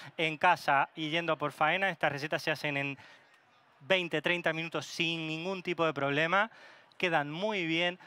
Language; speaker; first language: Spanish; non-native, local second language; Catalan